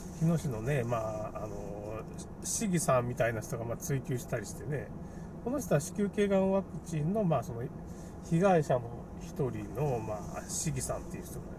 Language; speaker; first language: Japanese; native; Japanese